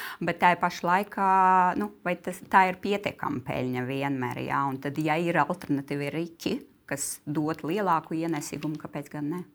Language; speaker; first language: Latvian; non-native, local second language; Russian